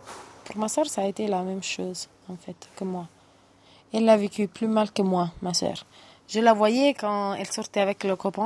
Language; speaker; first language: French; non-native, fluent; Italian